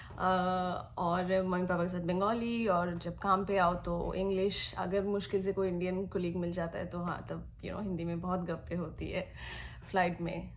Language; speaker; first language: Hindi; non-native, local second language; Bangla